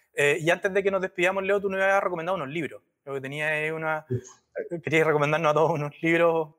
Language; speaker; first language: Spanish; native; Spanish